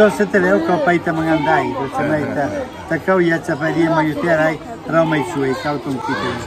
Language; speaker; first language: Thai; non-native, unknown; Italian